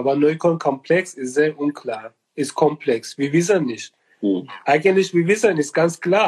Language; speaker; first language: German; non-native, learner; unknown